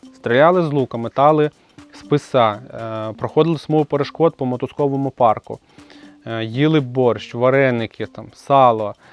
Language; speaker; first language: Ukrainian; native; Ukrainian